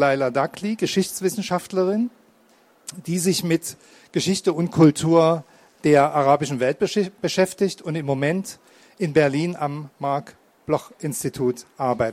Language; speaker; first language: German; native; German